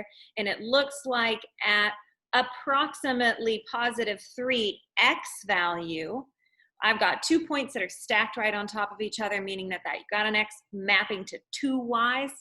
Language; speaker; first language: English; native; English